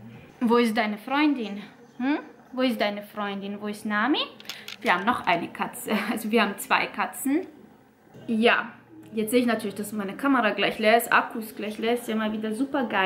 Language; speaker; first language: German; early bilingual, other home language; Russian